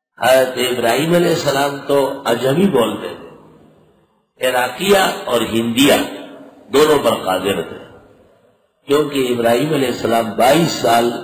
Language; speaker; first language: Urdu; non-native, local second language; Pashto